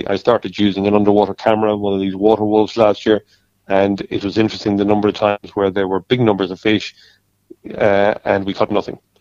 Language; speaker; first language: English; native; English